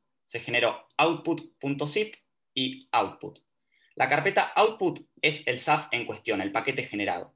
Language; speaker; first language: Spanish; native; Spanish